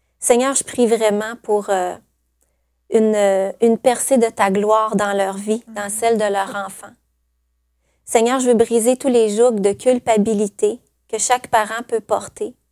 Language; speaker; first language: French; native; French